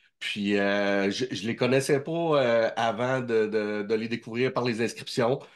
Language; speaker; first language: French; native; French